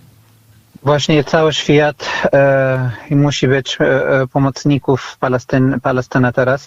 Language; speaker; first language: Polish; non-native, fluent; Arabic